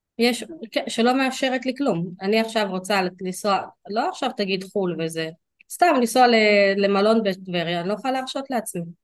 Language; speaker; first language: Hebrew; early bilingual, other home language; Russian